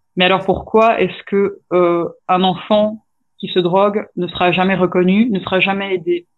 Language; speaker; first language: French; native; French